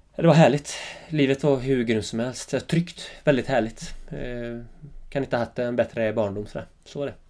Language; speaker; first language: Swedish; native; Swedish